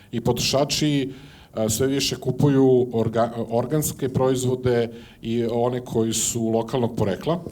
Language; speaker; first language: Serbian; native; Serbian